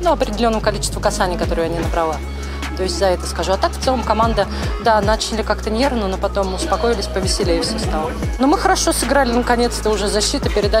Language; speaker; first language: Russian; native; Russian